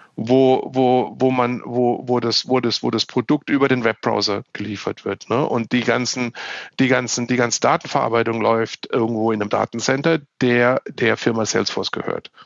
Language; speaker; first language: German; native; German